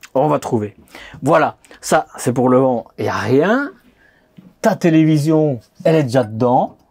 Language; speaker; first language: French; native; French